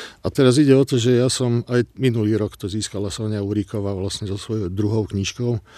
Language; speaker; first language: Slovak; non-native, local second language; Hungarian